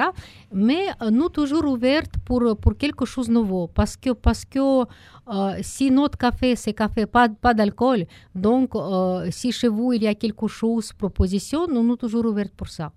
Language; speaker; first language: French; non-native, learner; Russian